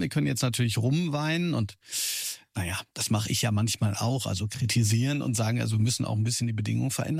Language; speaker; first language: German; native; German